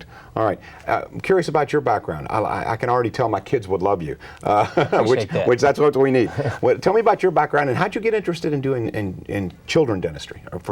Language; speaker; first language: English; native; English